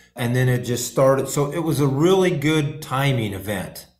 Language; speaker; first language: English; native; English